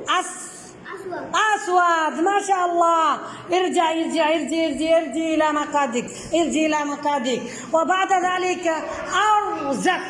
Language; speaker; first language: Arabic; non-native, fluent; Bangla